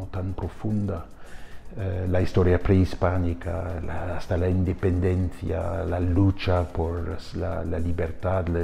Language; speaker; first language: Spanish; non-native, fluent; German